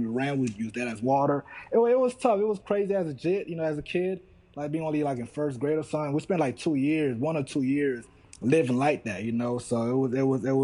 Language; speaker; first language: English; early bilingual, other home language; Haitian Creole